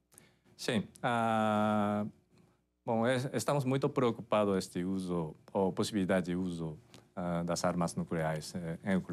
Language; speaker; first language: Portuguese; non-native, fluent; Japanese